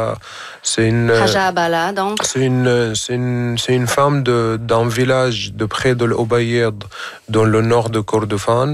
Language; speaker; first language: French; non-native, fluent; Arabic